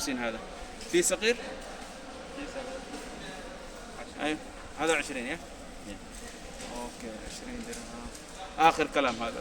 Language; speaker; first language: Arabic; non-native, learner; Somali